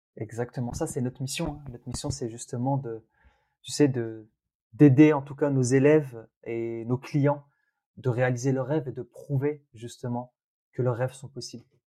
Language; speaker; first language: French; early bilingual, other home language; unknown